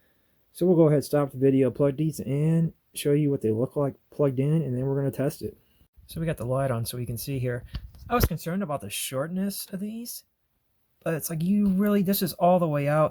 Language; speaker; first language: English; native; English